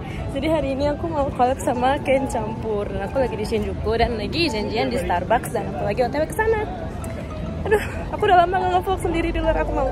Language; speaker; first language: Indonesian; native; Indonesian